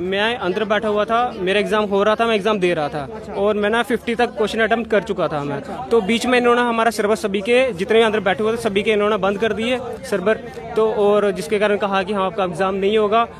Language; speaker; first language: Hindi; native; Hindi